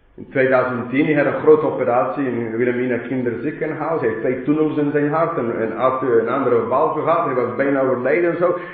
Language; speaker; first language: Dutch; non-native, fluent; English